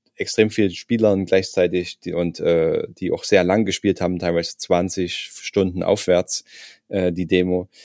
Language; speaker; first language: German; native; German